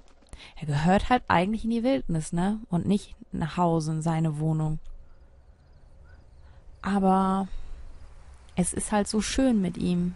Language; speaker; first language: German; native; German